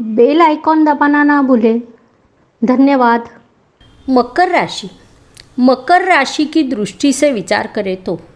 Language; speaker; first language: Hindi; native; Hindi